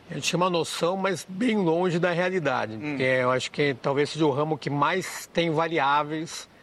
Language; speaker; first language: Portuguese; native; Portuguese